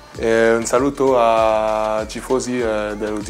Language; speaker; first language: Italian; non-native, learner; French